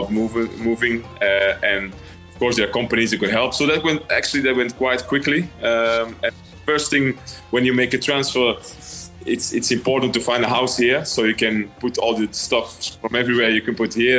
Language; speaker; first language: English; non-native, fluent; Dutch